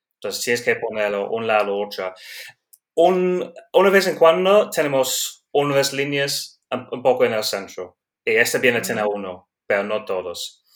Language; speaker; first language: Spanish; non-native, learner; English